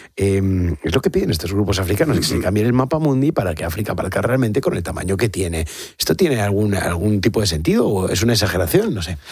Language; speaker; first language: Spanish; native; Spanish